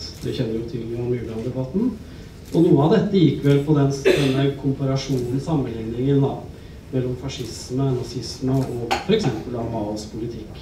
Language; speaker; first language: Norwegian; native; Norwegian